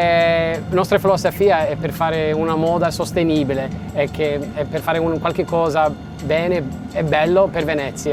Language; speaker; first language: Italian; non-native, learner; English